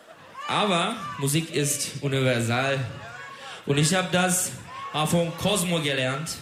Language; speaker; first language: German; non-native, learner; Turkish